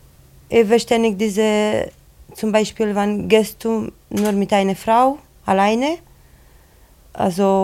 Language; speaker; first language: German; non-native, learner; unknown